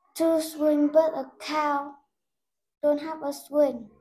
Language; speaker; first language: English; non-native, learner; Vietnamese